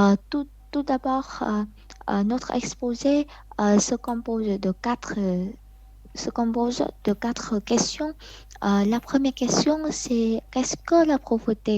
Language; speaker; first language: French; non-native, learner; Vietnamese